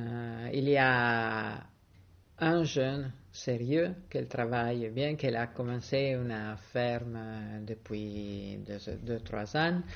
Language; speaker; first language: French; non-native, fluent; Italian